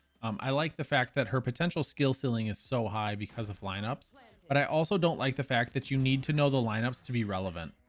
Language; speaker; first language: English; native; English